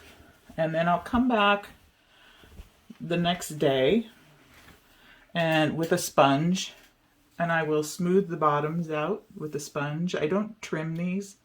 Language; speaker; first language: English; native; English